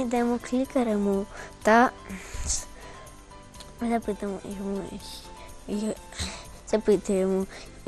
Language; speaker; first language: Ukrainian; non-native, local second language; Russian